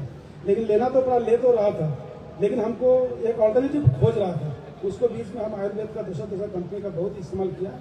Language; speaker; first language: Hindi; non-native, local second language; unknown